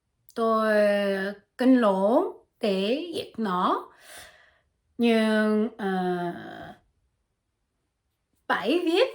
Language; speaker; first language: Vietnamese; non-native, learner; French